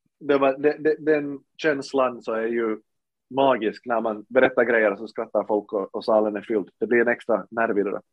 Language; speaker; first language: Swedish; native; Swedish